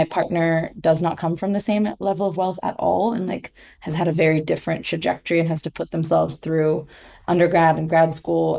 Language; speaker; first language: English; non-native, local second language; Hindi